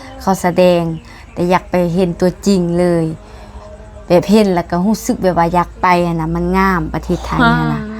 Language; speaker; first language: Thai; non-native, learner; Lao